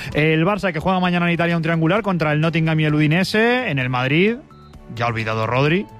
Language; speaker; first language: Spanish; native; Spanish